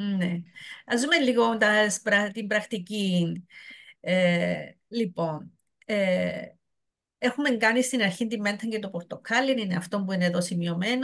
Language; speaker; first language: Greek; native; Greek